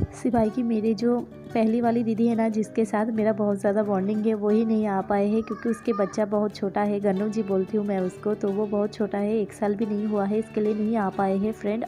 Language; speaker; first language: Hindi; non-native, local second language; Bangla